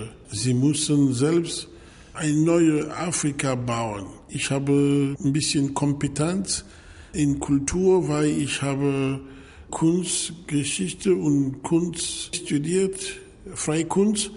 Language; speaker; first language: German; non-native, learner; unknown